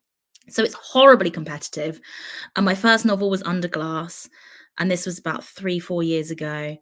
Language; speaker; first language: English; native; English